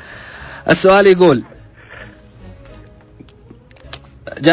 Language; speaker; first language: Arabic; native; Arabic